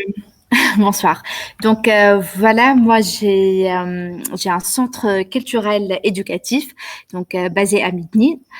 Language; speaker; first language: French; non-native, local second language; Arabic